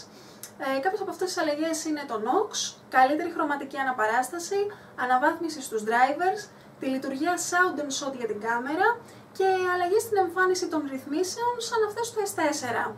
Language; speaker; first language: Greek; native; Greek